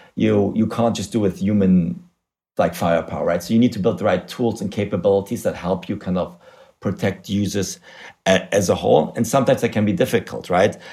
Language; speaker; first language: English; non-native, fluent; German